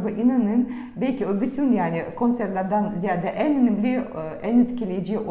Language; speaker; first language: Turkish; non-native, fluent; Russian